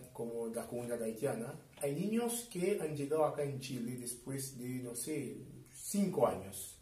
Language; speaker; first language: Spanish; non-native, fluent; Haitian Creole